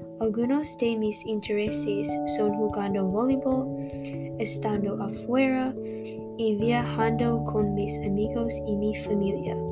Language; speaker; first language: Spanish; non-native, learner; English